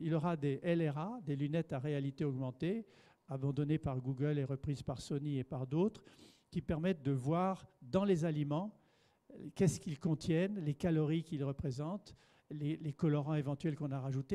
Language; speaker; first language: French; native; French